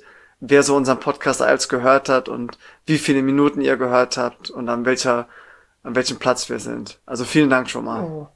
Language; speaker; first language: German; native; German